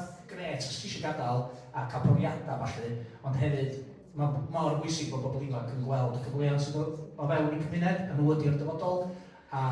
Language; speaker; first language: Welsh; native; Welsh